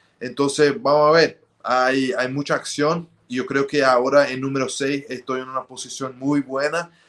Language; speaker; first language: Spanish; early bilingual, heritage; Spanish